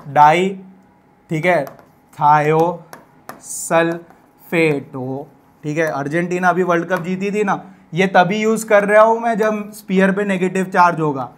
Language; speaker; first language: Hindi; non-native, local second language; Gujarati